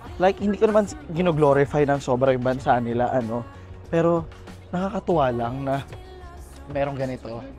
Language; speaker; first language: Filipino; native; Filipino